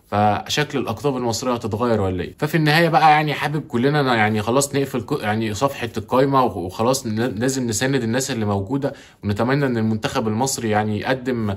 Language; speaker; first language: Arabic; native; Arabic